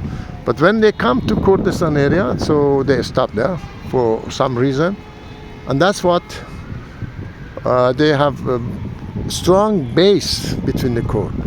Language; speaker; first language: English; non-native, learner; Persian